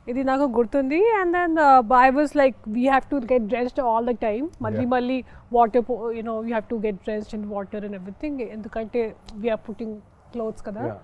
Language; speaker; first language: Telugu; non-native, local second language; Hindi